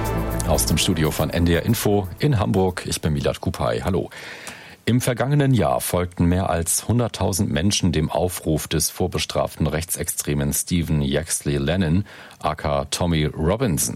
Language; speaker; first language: German; native; German